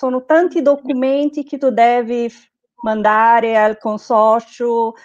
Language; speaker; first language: Italian; non-native, learner; Portuguese